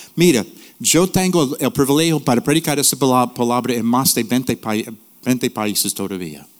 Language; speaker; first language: Spanish; non-native, fluent; English